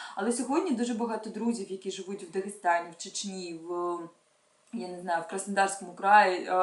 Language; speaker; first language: Ukrainian; non-native, local second language; Russian